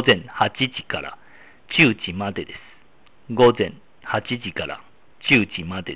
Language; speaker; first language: Japanese; non-native, fluent; Chinese